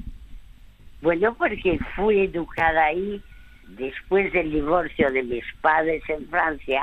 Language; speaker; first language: Spanish; early bilingual, other home language; French